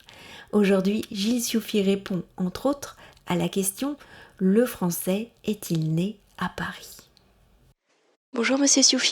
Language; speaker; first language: French; native; French